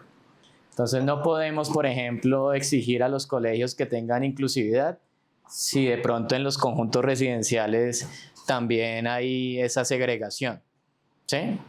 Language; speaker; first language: Spanish; native; Spanish